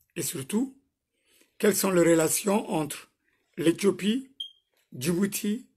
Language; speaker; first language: French; non-native, local second language; Somali